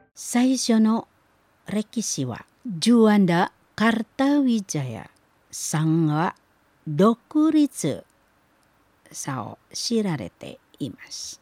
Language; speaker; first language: Japanese; non-native, learner; Indonesian